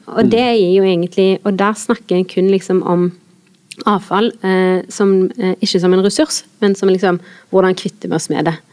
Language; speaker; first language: Norwegian; native; Norwegian